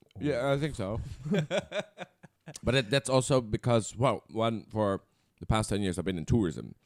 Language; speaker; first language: English; non-native, fluent; Dutch